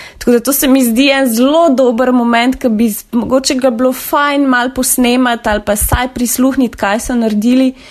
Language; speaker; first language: Slovenian; native; Slovenian